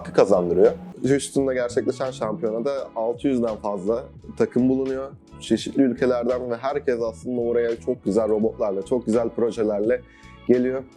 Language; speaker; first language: Turkish; native; Turkish